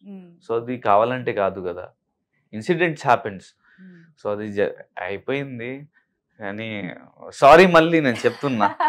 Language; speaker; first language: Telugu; non-native, local second language; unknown